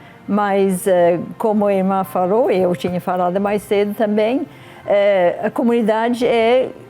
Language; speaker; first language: Portuguese; non-native, fluent; English